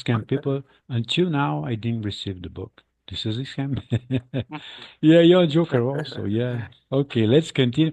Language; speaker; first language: English; non-native, fluent; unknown